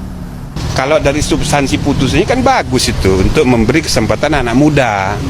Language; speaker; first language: Indonesian; native; Indonesian